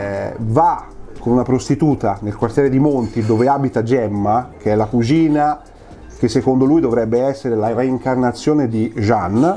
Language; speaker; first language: Italian; native; Italian